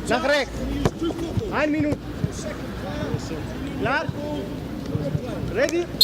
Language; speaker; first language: German; non-native, learner; Italian